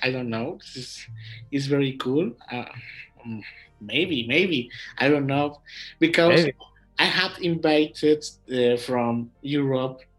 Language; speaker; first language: English; non-native, learner; Spanish